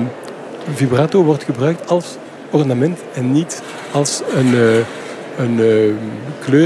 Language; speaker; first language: Dutch; non-native, fluent; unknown